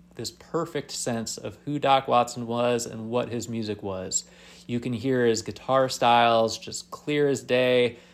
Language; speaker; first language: English; native; English